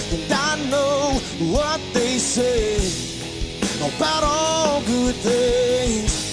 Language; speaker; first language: English; native; English